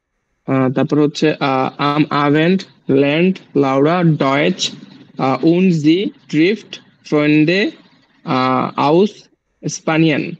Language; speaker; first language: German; non-native, learner; Bangla